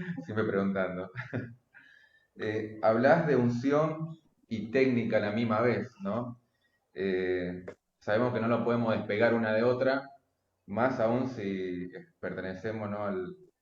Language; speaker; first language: Spanish; native; Spanish